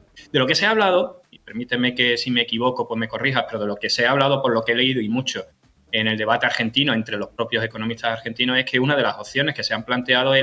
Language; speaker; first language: Spanish; native; Spanish